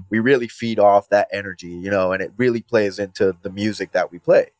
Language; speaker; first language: English; non-native, fluent; Spanish